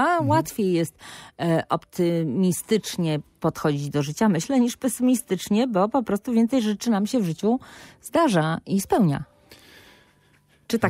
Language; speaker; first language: Polish; native; Polish